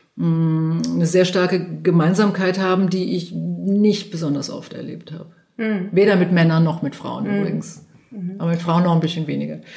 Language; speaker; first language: German; native; German